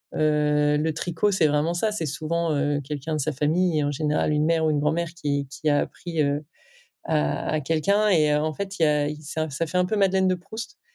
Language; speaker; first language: French; native; French